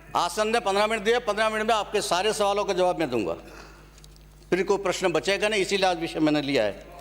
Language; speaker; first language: Hindi; native; Hindi